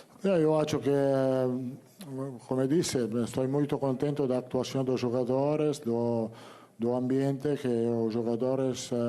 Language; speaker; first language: Portuguese; non-native, learner; Italian